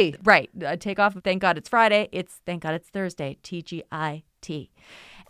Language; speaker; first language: English; native; English